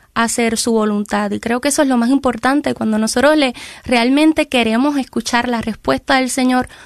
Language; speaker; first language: Spanish; native; Spanish